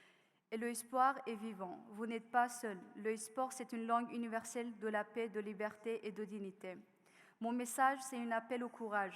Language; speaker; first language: French; non-native, learner; Persian